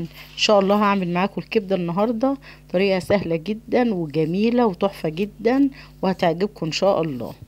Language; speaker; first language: Arabic; native; Arabic